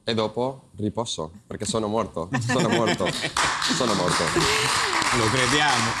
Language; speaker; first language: Italian; non-native, learner; Spanish